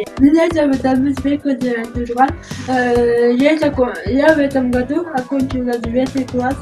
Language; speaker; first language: Russian; non-native, local second language; Kyrgyz